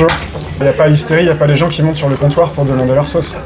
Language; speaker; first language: French; native; French